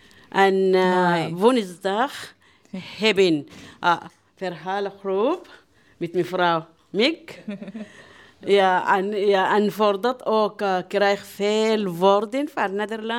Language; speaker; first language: Dutch; non-native, learner; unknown